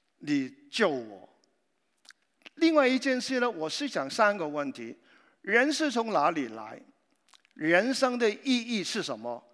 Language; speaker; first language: Chinese; non-native, local second language; Cantonese